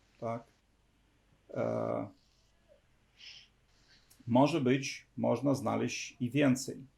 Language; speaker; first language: Polish; non-native, fluent; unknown